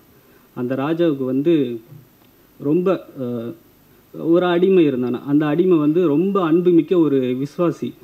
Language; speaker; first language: Tamil; native; Tamil